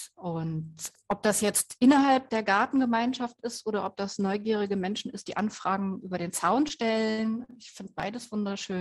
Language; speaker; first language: German; native; German